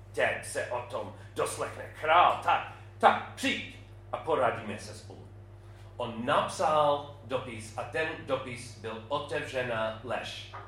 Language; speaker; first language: Czech; non-native, fluent; English